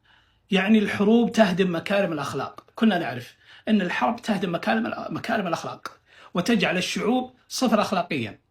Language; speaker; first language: Arabic; native; Arabic